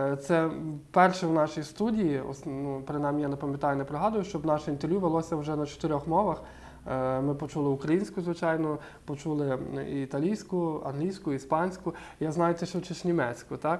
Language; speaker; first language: Ukrainian; native; Ukrainian